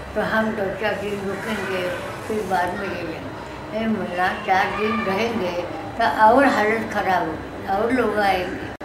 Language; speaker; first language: Hindi; non-native, local second language; Marathi